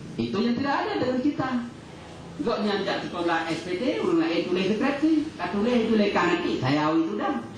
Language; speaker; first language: Indonesian; non-native, local second language; Achinese